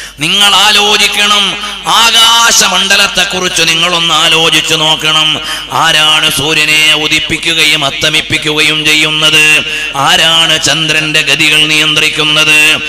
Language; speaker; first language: Malayalam; native; Malayalam